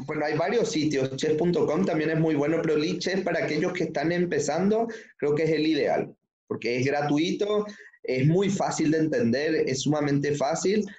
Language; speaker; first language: Spanish; native; Spanish